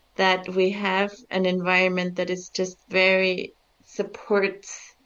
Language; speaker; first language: English; early bilingual, other home language; German